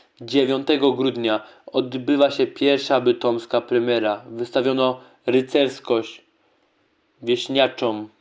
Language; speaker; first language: Polish; native; Polish